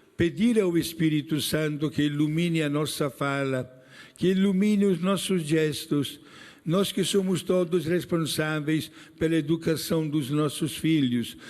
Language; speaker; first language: Portuguese; non-native, fluent; Italian